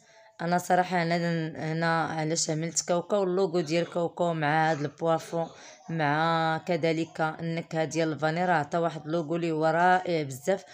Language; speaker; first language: Arabic; native; Arabic